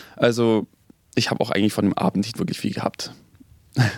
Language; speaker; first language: German; native; German